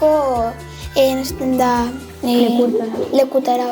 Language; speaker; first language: Basque; non-native, local second language; Spanish